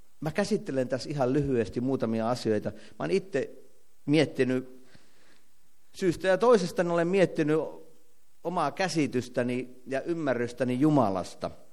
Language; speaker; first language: Finnish; native; Finnish